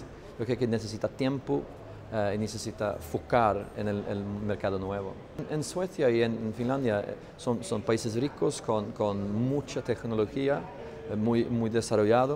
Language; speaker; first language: Spanish; non-native, fluent; Swedish